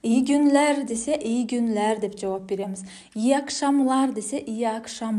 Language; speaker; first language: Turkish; non-native, fluent; Kazakh